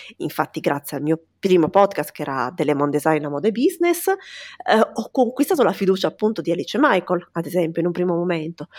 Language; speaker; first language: Italian; native; Italian